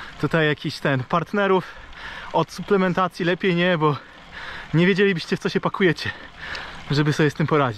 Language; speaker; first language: Polish; native; Polish